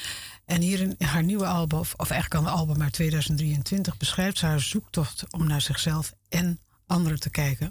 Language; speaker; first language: Dutch; native; Dutch